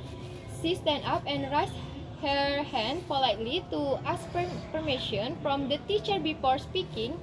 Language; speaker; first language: English; non-native, learner; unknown